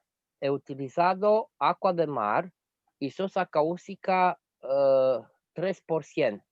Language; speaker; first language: Spanish; non-native, fluent; Romanian